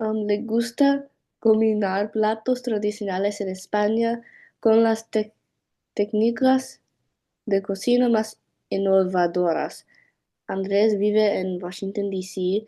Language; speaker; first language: Spanish; non-native, learner; English